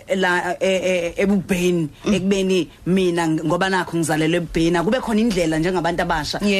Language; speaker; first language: Zulu; non-native, local second language; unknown